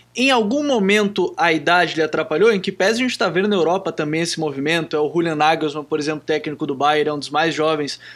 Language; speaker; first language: Portuguese; native; Portuguese